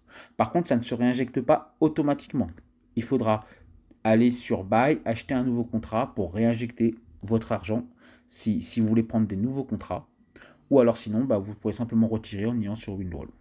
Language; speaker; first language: French; native; French